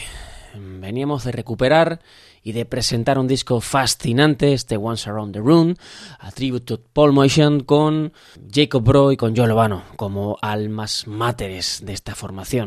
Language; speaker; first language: Spanish; native; Spanish